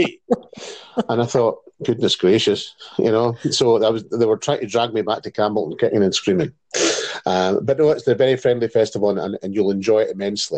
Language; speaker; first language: English; native; English